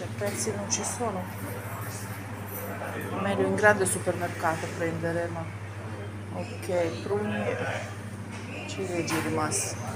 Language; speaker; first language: Italian; non-native, learner; Ukrainian